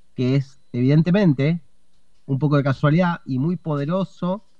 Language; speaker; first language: Spanish; native; Spanish